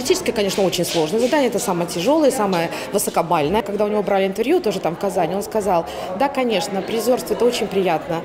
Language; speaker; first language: Russian; native; Russian